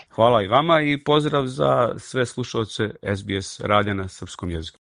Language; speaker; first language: Serbian; native; Serbian